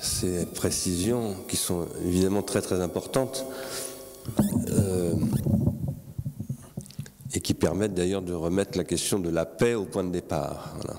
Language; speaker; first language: French; native; French